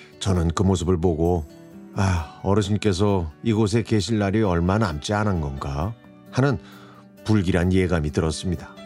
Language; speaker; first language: Korean; native; Korean